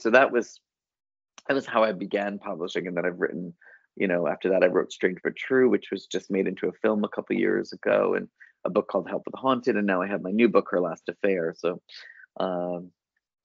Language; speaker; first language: English; native; English